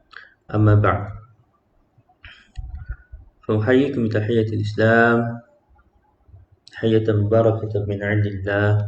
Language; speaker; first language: Arabic; non-native, fluent; Malay